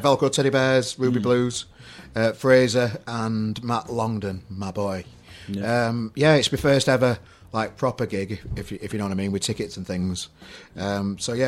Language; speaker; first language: English; native; English